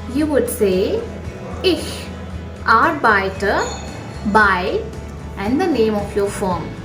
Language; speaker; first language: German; non-native, fluent; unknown